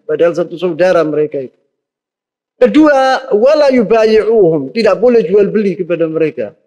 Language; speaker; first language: Indonesian; native; Indonesian